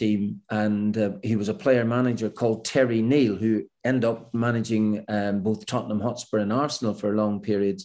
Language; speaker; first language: English; native; English